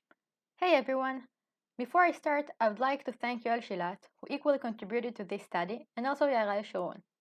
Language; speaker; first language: English; non-native, fluent; Hebrew